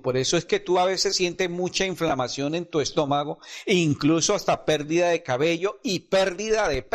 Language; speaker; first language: Spanish; native; Spanish